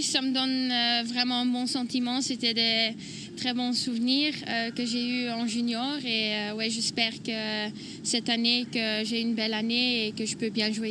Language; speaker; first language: French; non-native, local second language; Dutch